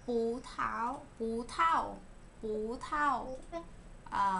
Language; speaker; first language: Chinese; non-native, learner; Vietnamese